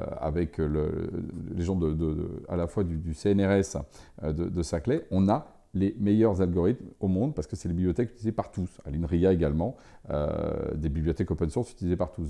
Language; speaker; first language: French; native; French